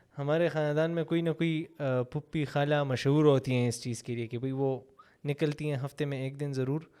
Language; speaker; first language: Urdu; non-native, local second language; Pashto